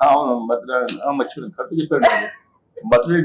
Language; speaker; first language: Telugu; native; Telugu